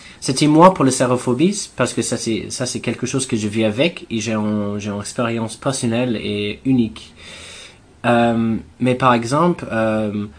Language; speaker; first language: French; non-native, learner; English